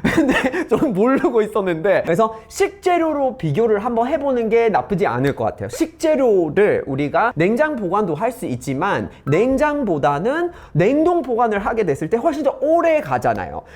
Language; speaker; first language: Korean; non-native, fluent; English